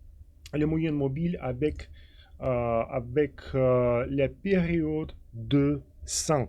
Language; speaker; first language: French; non-native, fluent; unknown